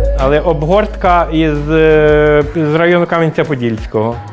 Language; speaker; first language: Ukrainian; native; Ukrainian